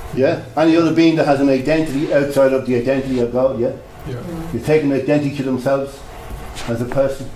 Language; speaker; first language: English; native; English